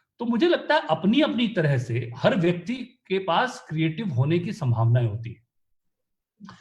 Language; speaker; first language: Hindi; native; Hindi